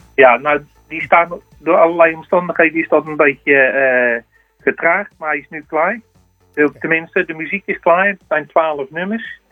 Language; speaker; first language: Dutch; native; Dutch